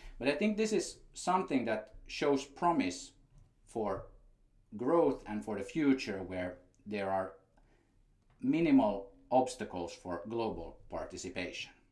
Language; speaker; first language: English; non-native, fluent; Finnish